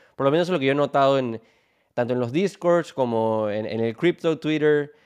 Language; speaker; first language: Spanish; native; Spanish